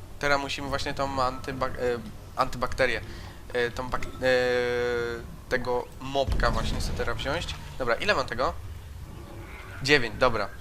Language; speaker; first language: Polish; native; Polish